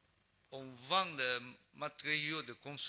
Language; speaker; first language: French; non-native, learner; Chinese